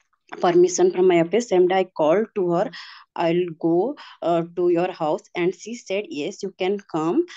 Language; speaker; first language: English; non-native, learner; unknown